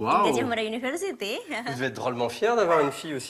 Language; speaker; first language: French; native; French